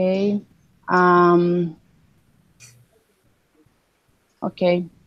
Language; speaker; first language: English; non-native, learner; Spanish